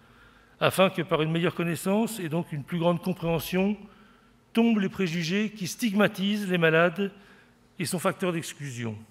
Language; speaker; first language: French; native; French